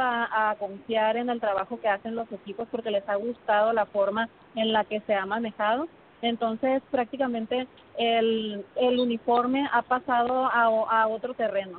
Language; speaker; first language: Spanish; native; Spanish